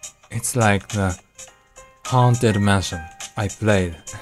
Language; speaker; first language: English; non-native, fluent; Japanese